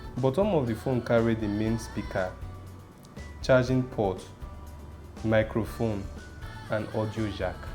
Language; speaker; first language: Nigerian Pidgin; native; Nigerian Pidgin